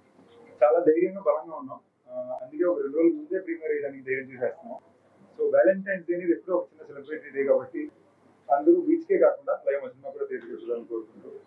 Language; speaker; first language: Telugu; native; Telugu